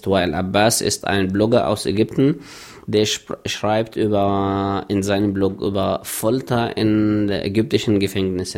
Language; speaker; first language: German; non-native, fluent; Arabic